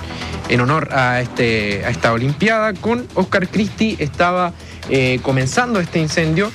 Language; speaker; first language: Spanish; native; Spanish